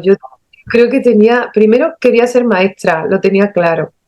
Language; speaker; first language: Spanish; native; Spanish